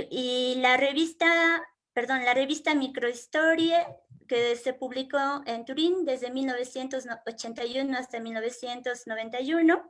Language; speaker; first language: Spanish; native; Spanish